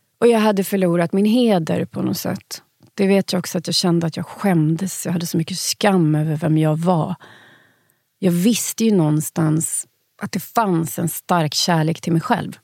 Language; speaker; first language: Swedish; native; Swedish